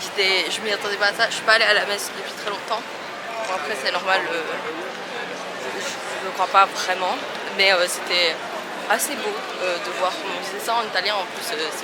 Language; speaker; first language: French; native; French